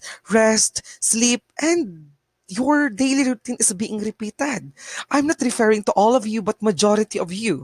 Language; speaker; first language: English; non-native, local second language; Bikol